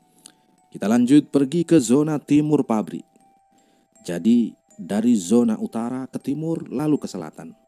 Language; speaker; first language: Indonesian; native; Indonesian